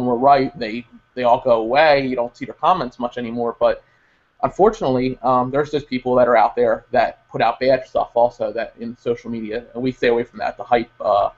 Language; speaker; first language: English; native; English